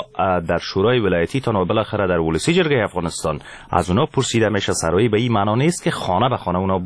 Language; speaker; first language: Persian; native; Persian